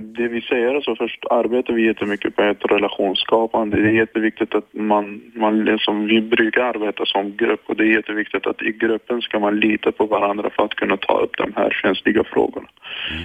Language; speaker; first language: Swedish; non-native, fluent; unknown